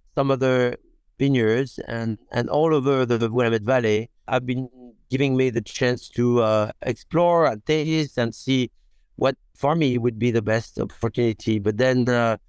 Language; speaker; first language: English; non-native, fluent; French